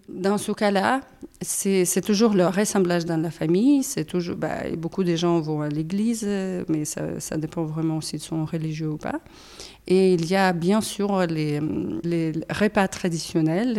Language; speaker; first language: French; non-native, fluent; Ukrainian